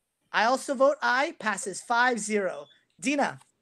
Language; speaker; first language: English; native; English